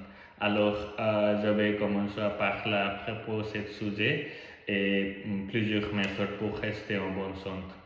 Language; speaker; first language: French; non-native, learner; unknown